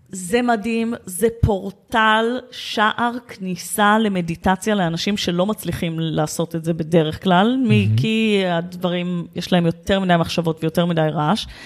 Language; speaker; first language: Hebrew; native; Hebrew